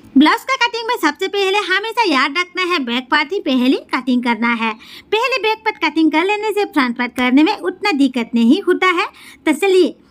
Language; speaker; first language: Hindi; native; Hindi